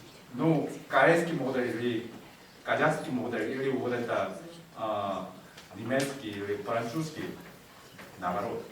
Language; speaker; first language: Russian; non-native, learner; Korean